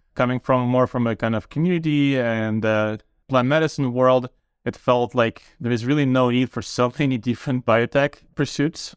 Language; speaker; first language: English; non-native, fluent; Ukrainian